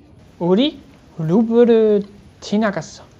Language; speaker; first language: Korean; non-native, learner; French